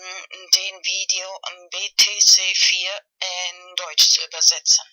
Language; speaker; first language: German; non-native, fluent; Spanish